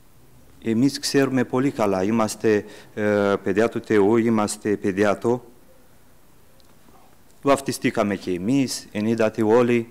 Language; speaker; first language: Greek; early bilingual, heritage; Greek